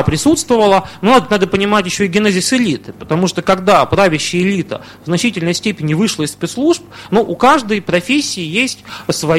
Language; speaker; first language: Russian; native; Russian